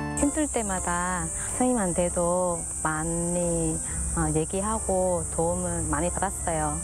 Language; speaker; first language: Korean; non-native, fluent; Vietnamese